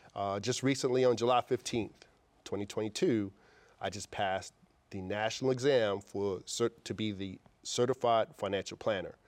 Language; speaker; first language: English; native; English